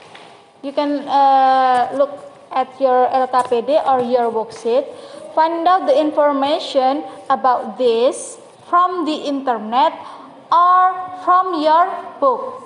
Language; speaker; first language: English; non-native, learner; Indonesian